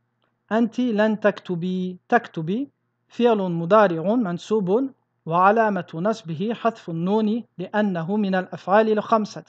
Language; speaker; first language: Arabic; non-native, fluent; French